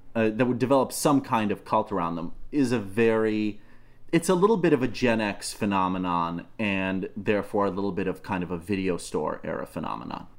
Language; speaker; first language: English; non-native, fluent; Russian